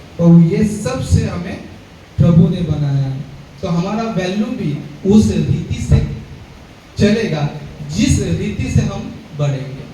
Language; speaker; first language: Hindi; non-native, local second language; Marathi